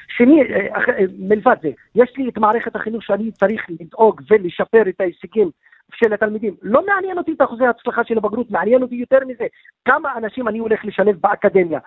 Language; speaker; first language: Hebrew; non-native, local second language; Arabic